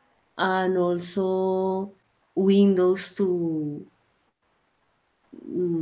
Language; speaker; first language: English; non-native, learner; Spanish